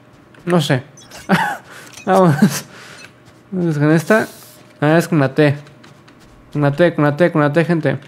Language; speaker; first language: Spanish; native; Spanish